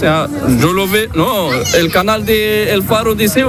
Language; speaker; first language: Spanish; non-native, learner; Arabic